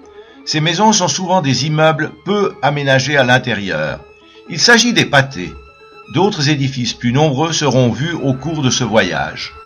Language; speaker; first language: French; native; French